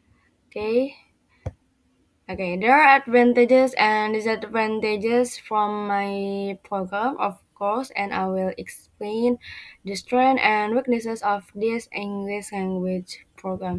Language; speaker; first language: English; non-native, learner; Indonesian